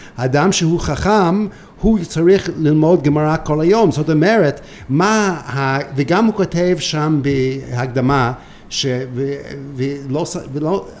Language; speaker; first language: Hebrew; non-native, fluent; English